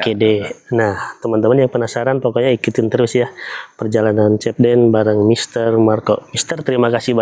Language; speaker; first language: Indonesian; native; Indonesian